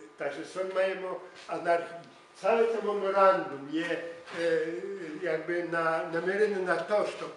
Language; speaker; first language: Polish; non-native, learner; Ukrainian